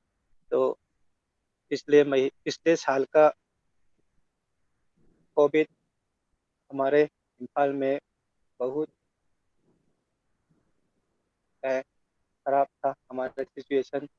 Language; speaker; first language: Hindi; non-native, local second language; Manipuri